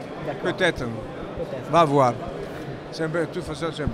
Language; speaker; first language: French; non-native, learner; Italian